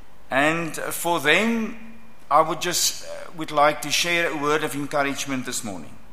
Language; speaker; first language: English; non-native, local second language; Afrikaans